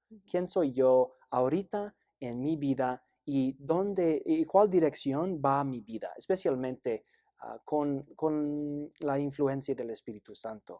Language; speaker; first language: Spanish; non-native, fluent; English